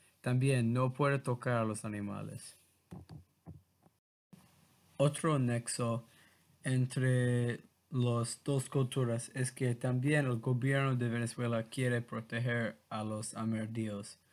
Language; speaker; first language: Spanish; non-native, learner; English